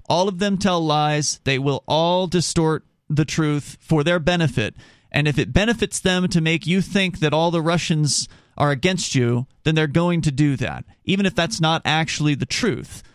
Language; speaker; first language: English; native; English